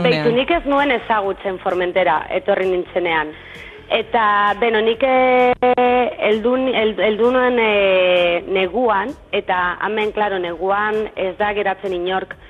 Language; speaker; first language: Basque; non-native, local second language; Spanish